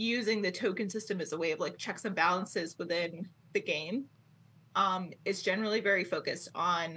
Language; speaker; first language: English; native; English